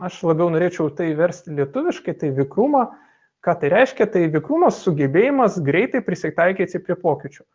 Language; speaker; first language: Lithuanian; non-native, local second language; Russian